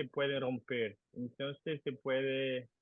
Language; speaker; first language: Spanish; non-native, learner; Portuguese